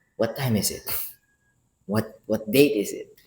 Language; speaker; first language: English; non-native, local second language; Filipino